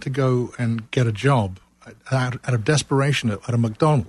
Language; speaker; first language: English; native; English